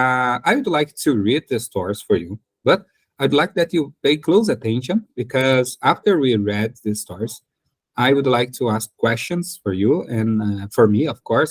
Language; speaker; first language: English; non-native, learner; Portuguese